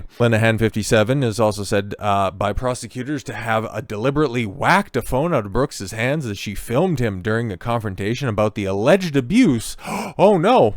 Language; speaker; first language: English; native; English